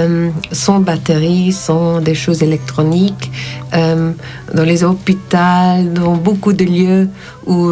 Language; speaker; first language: French; non-native, learner; English